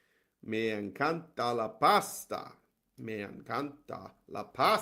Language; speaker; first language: Spanish; non-native, learner; Welsh